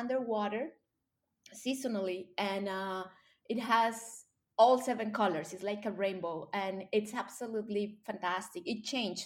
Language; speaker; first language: English; non-native, fluent; Spanish